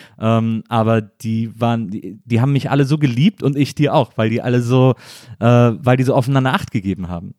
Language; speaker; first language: German; native; German